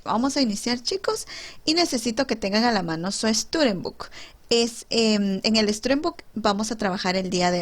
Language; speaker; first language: Spanish; native; Spanish